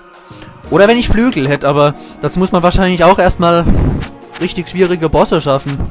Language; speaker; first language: German; native; German